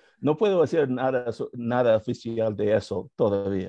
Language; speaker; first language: Spanish; non-native, learner; English